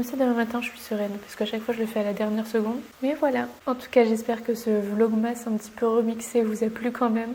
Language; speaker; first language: French; native; French